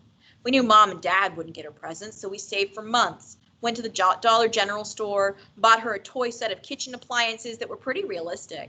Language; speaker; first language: English; native; English